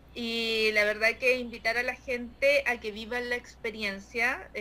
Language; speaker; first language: Spanish; native; Spanish